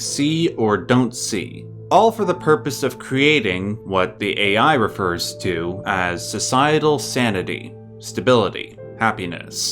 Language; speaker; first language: English; native; English